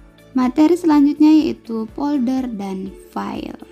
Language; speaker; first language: Indonesian; native; Indonesian